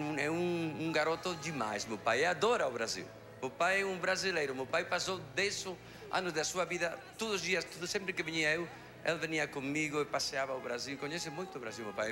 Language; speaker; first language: Portuguese; non-native, fluent; Spanish